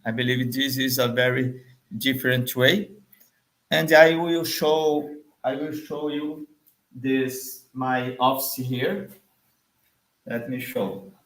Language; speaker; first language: English; non-native, fluent; Portuguese